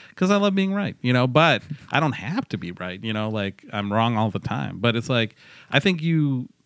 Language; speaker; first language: English; early bilingual, other home language; Hindi